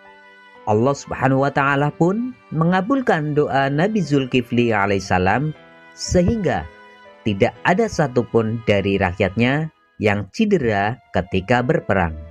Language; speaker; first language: Indonesian; native; Indonesian